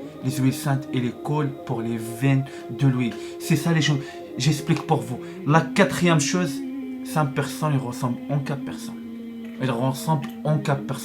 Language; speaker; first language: French; non-native, learner; Arabic